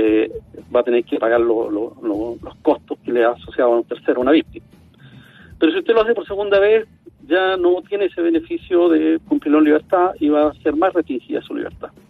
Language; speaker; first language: Spanish; native; Spanish